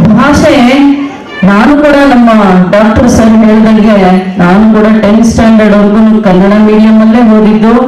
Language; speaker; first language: Kannada; native; Kannada